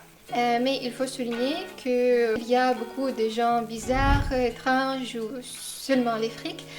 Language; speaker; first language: French; non-native, fluent; Russian